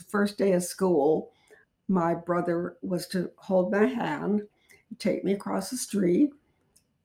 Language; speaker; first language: English; native; English